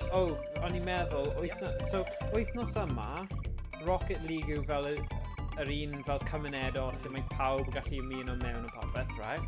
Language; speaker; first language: Welsh; native; Welsh